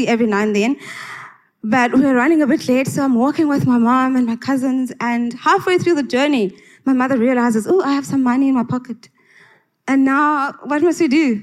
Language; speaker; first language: English; non-native, local second language; Xhosa